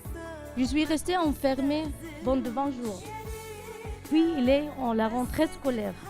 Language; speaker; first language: French; non-native, learner; Arabic